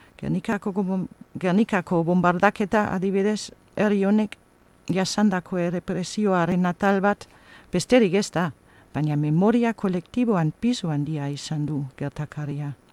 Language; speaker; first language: Basque; non-native, fluent; German